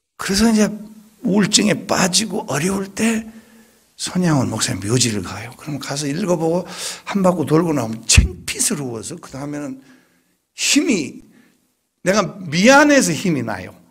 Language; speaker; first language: Korean; native; Korean